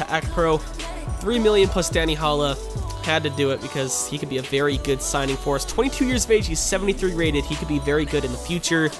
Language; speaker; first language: English; native; English